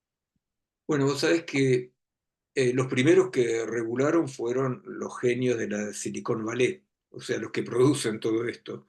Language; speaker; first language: Spanish; native; Spanish